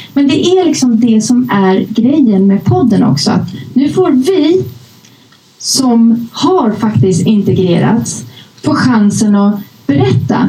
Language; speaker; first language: Swedish; early bilingual, other home language; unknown